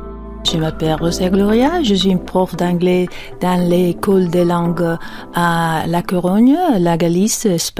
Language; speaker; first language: French; non-native, fluent; Spanish